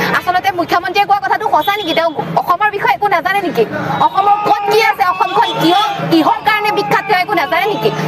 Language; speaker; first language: Assamese; native; Assamese